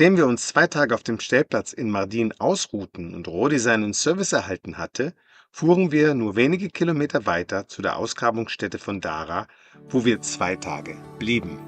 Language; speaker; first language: German; native; German